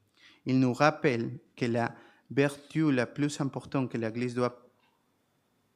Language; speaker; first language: French; non-native, fluent; Spanish